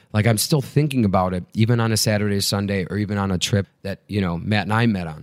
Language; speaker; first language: English; native; English